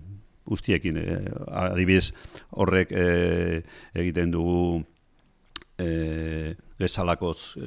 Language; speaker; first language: Basque; non-native, local second language; Spanish